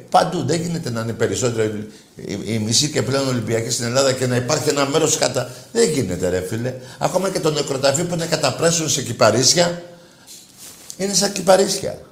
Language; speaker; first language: Greek; native; Greek